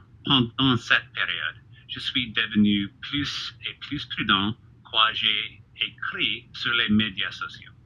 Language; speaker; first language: French; non-native, fluent; English